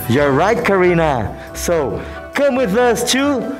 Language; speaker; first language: English; non-native, fluent; Portuguese